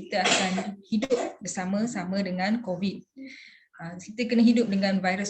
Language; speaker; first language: Malay; native; Malay